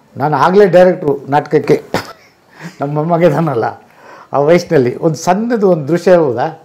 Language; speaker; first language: Kannada; non-native, local second language; Tamil